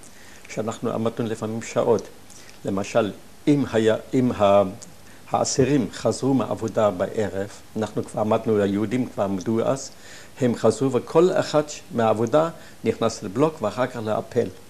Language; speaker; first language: Hebrew; non-native, fluent; German